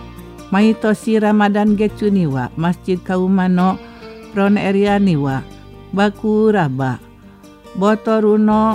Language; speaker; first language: Japanese; non-native, fluent; Indonesian